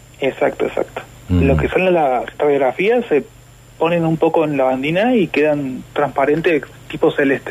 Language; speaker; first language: Spanish; native; Spanish